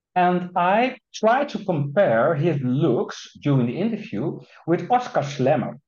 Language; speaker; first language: English; non-native, fluent; Dutch